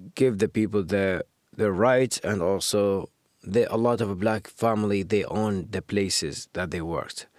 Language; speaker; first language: English; non-native, fluent; Arabic